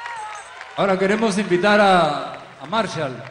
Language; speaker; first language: Spanish; native; Spanish